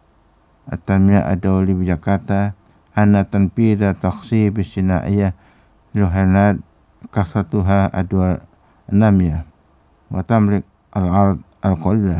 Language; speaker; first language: Arabic; non-native, fluent; Indonesian